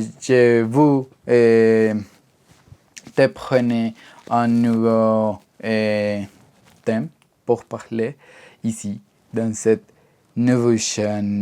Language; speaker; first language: French; non-native, learner; Spanish